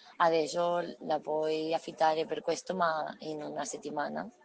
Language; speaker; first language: Italian; non-native, learner; Spanish